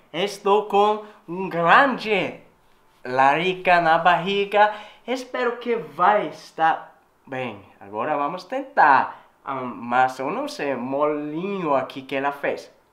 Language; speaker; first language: Portuguese; non-native, learner; Swedish